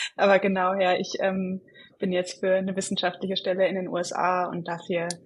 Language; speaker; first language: German; native; German